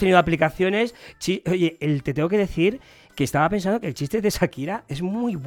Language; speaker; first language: Spanish; native; Spanish